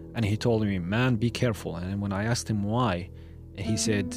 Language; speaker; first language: English; non-native, fluent; Arabic